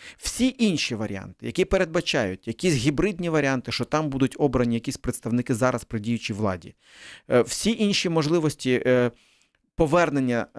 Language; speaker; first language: Ukrainian; early bilingual, other home language; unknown